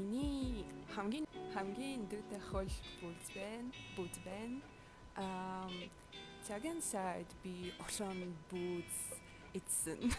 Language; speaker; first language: Mongolian; non-native, learner; Polish